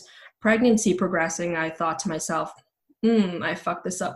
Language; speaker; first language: English; native; English